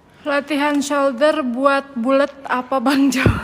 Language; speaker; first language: Indonesian; native; Indonesian